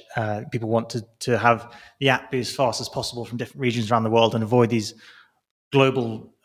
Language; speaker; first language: English; native; English